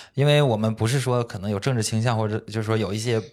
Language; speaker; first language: Chinese; native; Chinese